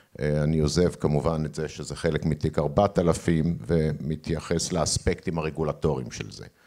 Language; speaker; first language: Hebrew; native; Hebrew